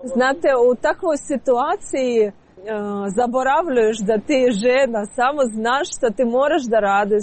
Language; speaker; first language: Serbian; non-native, learner; Ukrainian